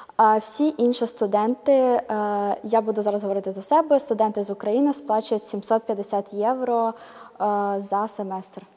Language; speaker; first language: Ukrainian; native; Ukrainian